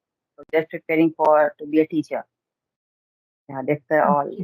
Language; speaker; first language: English; non-native, learner; Hindi